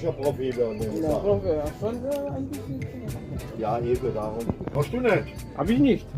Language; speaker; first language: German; non-native, learner; Polish